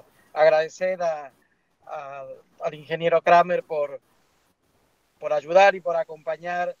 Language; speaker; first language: Spanish; native; Spanish